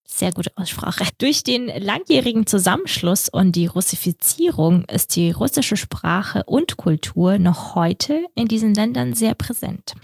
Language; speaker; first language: German; early bilingual, other home language; Russian